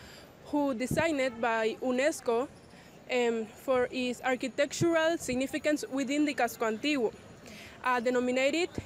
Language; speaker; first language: English; non-native, learner; Spanish